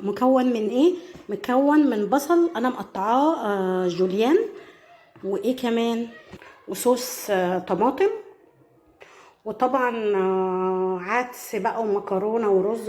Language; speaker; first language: Arabic; native; Arabic